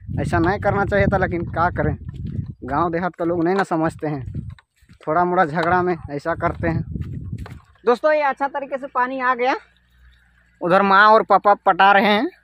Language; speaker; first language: Hindi; native; Hindi